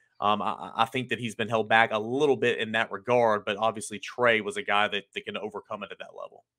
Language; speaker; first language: English; native; English